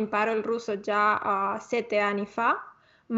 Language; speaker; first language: Italian; non-native, fluent; Spanish